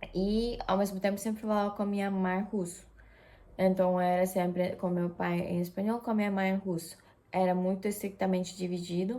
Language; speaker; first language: Portuguese; non-native, fluent; Japanese